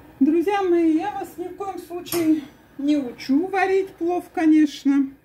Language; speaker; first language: Russian; non-native, local second language; Avaric